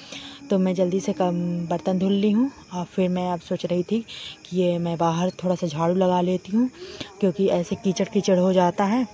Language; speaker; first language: Hindi; native; Hindi